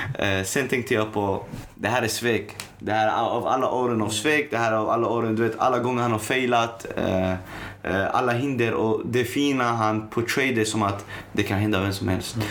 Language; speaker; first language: Swedish; early bilingual, other home language; Arabic